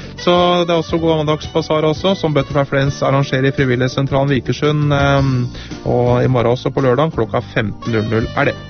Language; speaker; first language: Norwegian; native; Norwegian